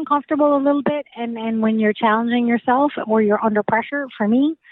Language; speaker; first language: English; native; English